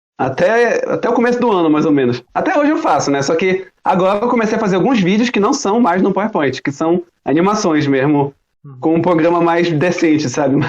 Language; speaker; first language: Portuguese; early bilingual, other home language; German